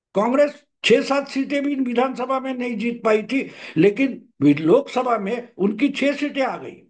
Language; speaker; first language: Hindi; non-native, local second language; Marathi